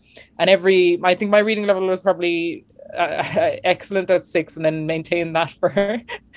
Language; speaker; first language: English; native; English